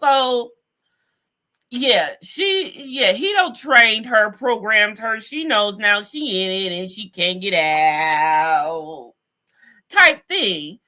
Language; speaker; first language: English; native; English